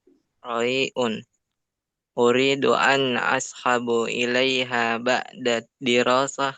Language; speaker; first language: Arabic; non-native, learner; Indonesian